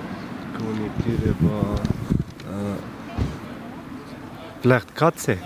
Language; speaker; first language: German; non-native, learner; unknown